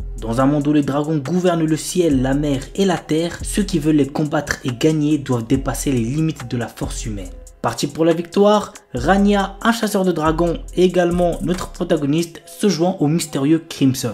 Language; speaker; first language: French; native; French